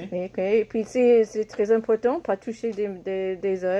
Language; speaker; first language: French; non-native, learner; English